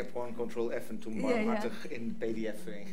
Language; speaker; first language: Dutch; non-native, fluent; English